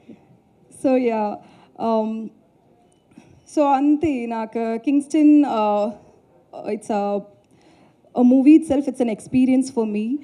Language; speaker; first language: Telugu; non-native, learner; Tamil